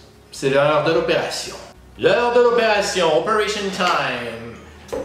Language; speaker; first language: French; native; French